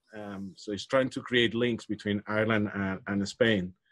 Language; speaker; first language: English; non-native, fluent; Spanish